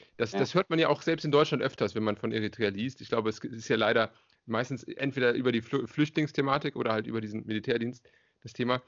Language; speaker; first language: German; native; German